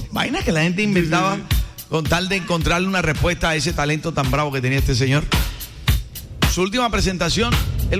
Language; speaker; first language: Spanish; native; Spanish